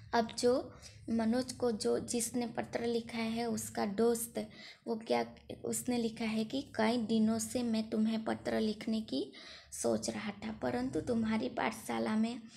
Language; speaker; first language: Hindi; non-native, local second language; Gujarati